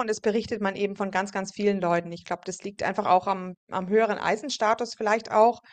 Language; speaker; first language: German; native; German